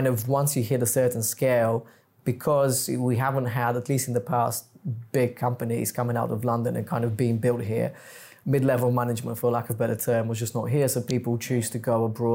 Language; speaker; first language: English; non-native, fluent; Bulgarian